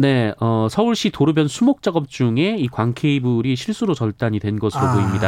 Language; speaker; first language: Korean; native; Korean